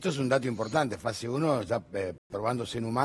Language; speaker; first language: Spanish; native; Spanish